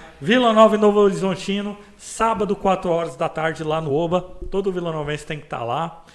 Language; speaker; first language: Portuguese; native; Portuguese